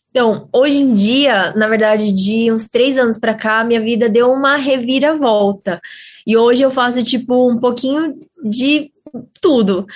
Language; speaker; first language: Portuguese; native; Portuguese